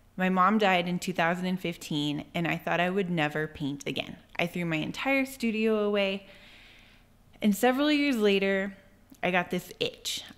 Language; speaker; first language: English; native; English